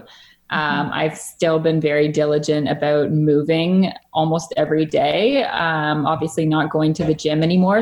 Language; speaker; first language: English; native; English